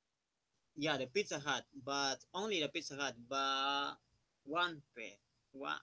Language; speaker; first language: English; non-native, learner; Spanish